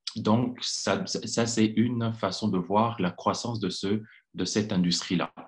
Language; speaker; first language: French; non-native, local second language; Kinyarwanda